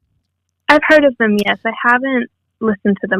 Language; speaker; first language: English; native; English